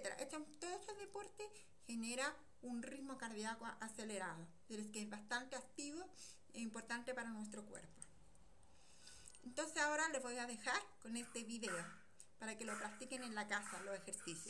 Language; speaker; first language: Spanish; native; Spanish